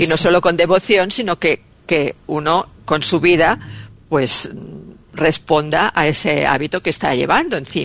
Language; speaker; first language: Spanish; native; Spanish